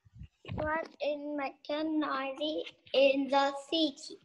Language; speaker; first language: English; non-native, learner; Vietnamese